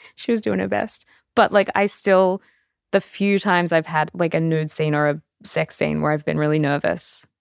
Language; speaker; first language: English; native; English